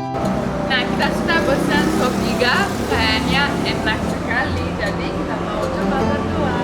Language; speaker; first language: Indonesian; non-native, fluent; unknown